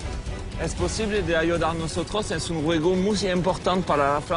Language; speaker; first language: Spanish; non-native, learner; French